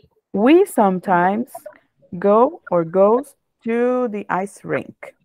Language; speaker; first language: English; non-native, fluent; Portuguese